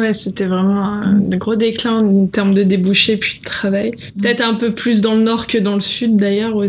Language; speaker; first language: French; native; French